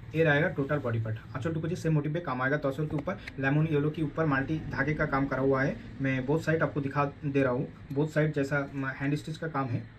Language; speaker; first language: Hindi; non-native, local second language; Bangla